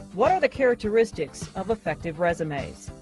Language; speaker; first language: English; native; English